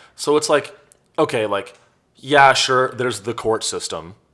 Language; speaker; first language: English; native; English